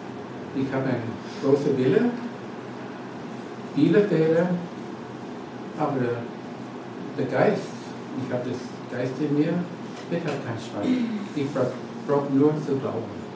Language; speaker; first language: German; non-native, learner; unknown